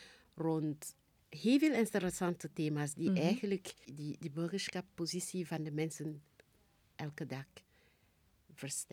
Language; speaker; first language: Dutch; non-native, fluent; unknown